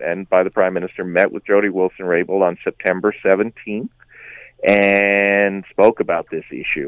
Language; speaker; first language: English; native; English